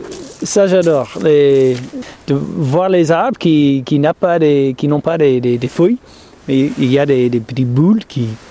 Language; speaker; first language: French; non-native, fluent; English